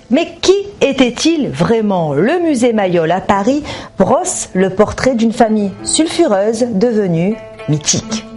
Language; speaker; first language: French; native; French